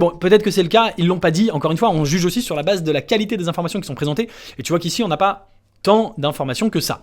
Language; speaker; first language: French; native; French